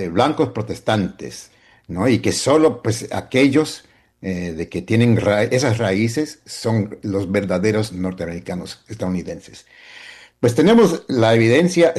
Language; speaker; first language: Spanish; early bilingual, heritage; Spanish